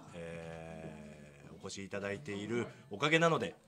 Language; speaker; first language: Japanese; native; Japanese